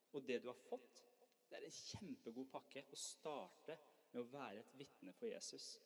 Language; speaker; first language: Norwegian; early bilingual, other home language; Persian